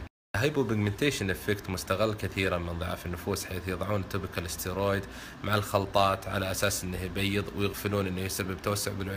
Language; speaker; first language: Arabic; native; Arabic